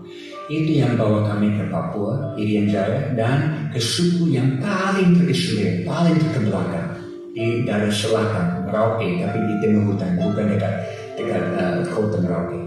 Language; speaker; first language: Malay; non-native, fluent; English